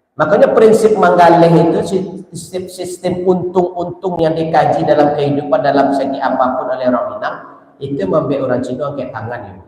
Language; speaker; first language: Malay; non-native, local second language; Minangkabau